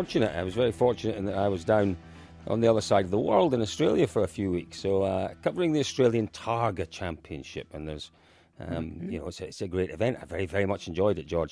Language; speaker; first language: English; native; English